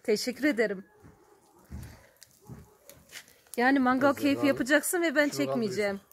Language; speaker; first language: Turkish; native; Turkish